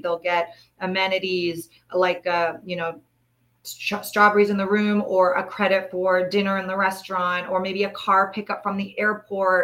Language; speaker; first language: English; native; English